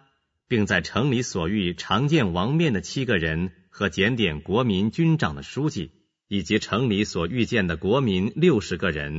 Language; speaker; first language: Chinese; native; Chinese